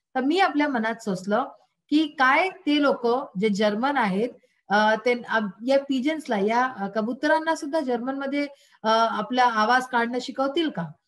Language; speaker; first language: Marathi; non-native, local second language; Hindi